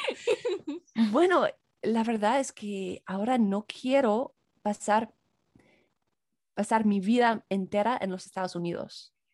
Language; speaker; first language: Spanish; non-native, fluent; English